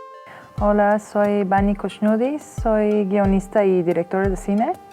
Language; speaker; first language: Spanish; non-native, fluent; Persian